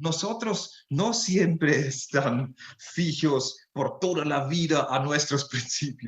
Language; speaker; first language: Spanish; non-native, fluent; German